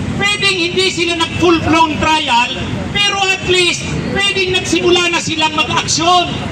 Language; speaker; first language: Filipino; non-native, local second language; Bikol